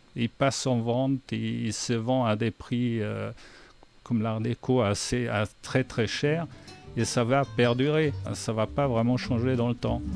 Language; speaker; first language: French; non-native, fluent; German